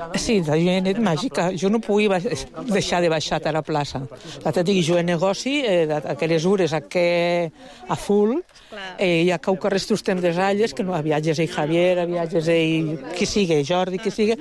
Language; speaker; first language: Catalan; non-native, local second language; Spanish